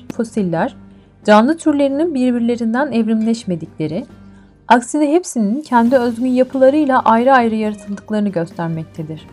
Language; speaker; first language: Turkish; native; Turkish